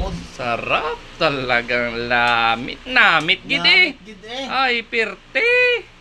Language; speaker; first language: Filipino; non-native, local second language; Hiligaynon